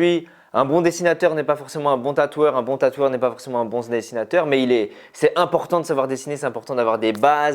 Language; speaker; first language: French; native; French